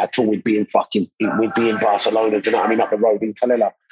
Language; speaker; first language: English; native; English